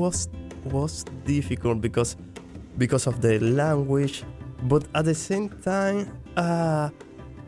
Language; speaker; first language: English; non-native, fluent; Spanish